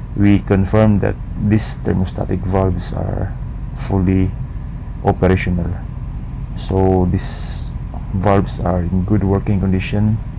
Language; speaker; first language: English; non-native, local second language; Filipino